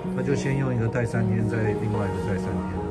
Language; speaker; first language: Chinese; native; Chinese